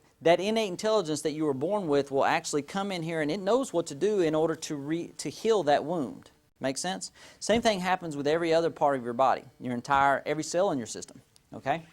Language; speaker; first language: English; native; English